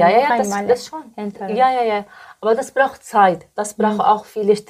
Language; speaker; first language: German; non-native, learner; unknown